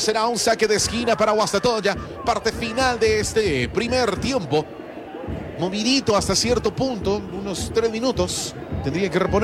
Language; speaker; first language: Spanish; native; Spanish